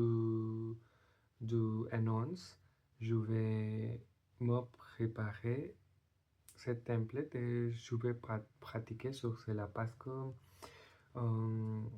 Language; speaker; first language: French; non-native, learner; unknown